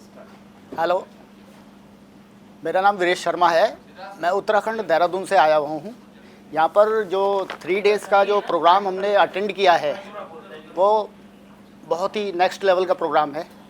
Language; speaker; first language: Hindi; native; Hindi